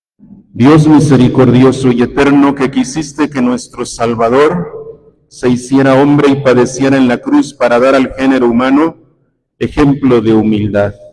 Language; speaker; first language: Spanish; native; Spanish